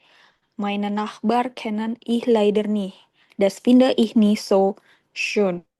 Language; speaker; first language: German; non-native, learner; Indonesian